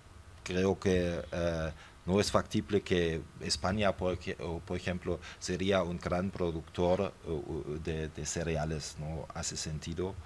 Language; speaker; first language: Spanish; non-native, fluent; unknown